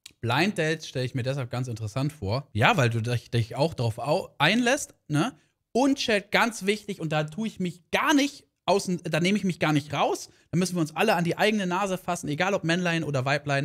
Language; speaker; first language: German; native; German